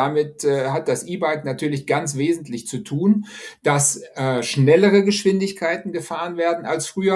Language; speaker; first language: German; native; German